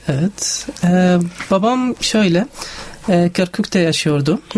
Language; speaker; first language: Turkish; non-native, learner; Arabic